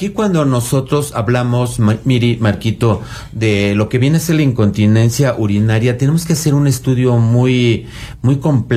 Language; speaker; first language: Spanish; native; Spanish